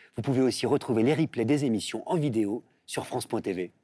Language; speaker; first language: French; native; French